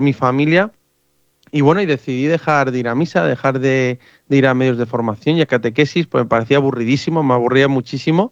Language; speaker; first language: Spanish; native; Spanish